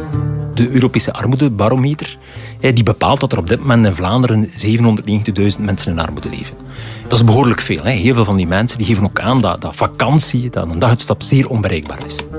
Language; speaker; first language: Dutch; native; Dutch